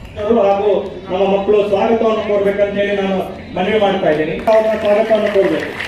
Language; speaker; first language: Kannada; native; Kannada